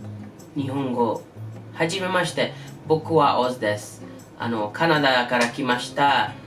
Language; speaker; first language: Japanese; non-native, learner; English